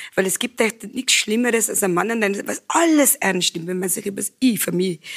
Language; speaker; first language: German; non-native, fluent; Afrikaans